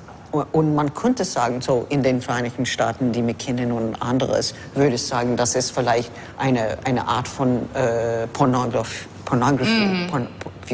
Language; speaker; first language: German; non-native, fluent; English